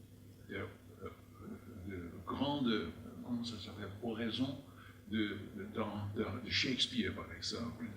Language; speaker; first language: French; non-native, fluent; Dutch